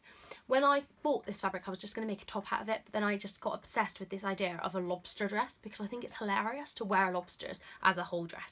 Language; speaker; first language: English; native; English